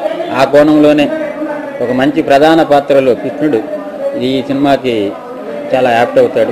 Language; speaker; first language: Telugu; native; Telugu